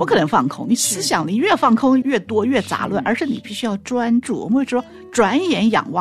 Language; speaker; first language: Chinese; native; Chinese